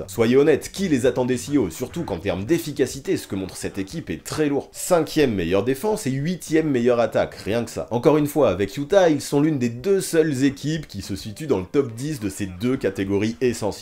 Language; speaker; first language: French; native; French